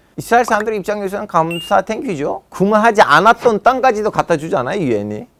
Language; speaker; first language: Korean; non-native, fluent; Turkish